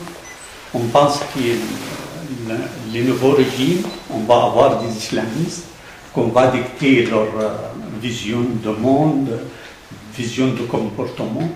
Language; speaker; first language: French; non-native, fluent; Arabic